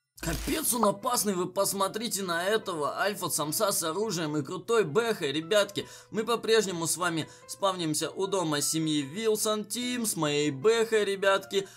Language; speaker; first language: Russian; native; Russian